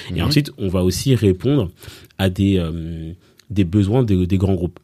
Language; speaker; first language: French; native; French